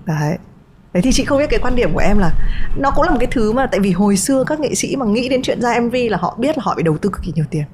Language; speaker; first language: Vietnamese; native; Vietnamese